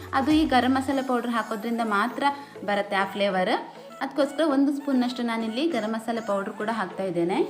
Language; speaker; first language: Kannada; non-native, local second language; Tulu